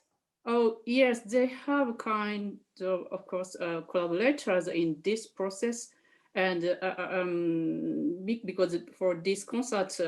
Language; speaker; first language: English; non-native, fluent; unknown